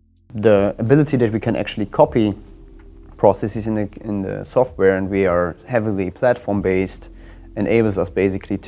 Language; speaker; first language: English; non-native, fluent; German